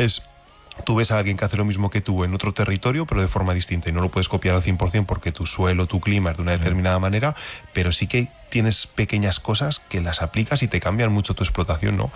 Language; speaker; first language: Spanish; native; Spanish